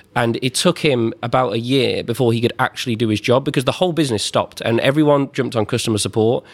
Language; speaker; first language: English; native; English